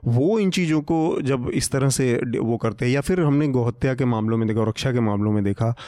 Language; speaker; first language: Hindi; native; Hindi